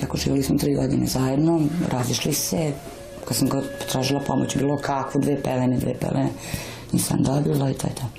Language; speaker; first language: Bosnian; native; Bosnian